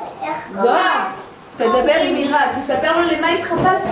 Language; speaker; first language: Hebrew; native; Hebrew